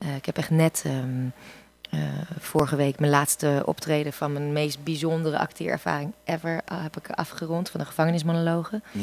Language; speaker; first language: Dutch; native; Dutch